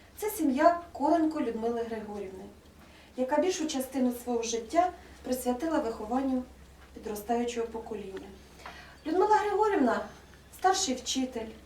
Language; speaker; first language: Ukrainian; native; Ukrainian